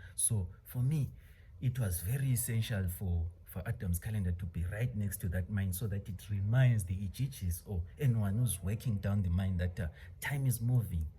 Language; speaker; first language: English; non-native, local second language; Xhosa